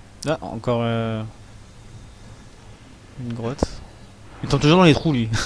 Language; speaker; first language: French; native; French